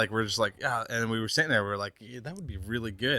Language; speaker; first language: English; native; English